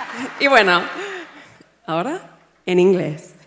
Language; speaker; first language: Spanish; non-native, fluent; English